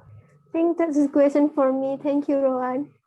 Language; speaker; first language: English; non-native, learner; Indonesian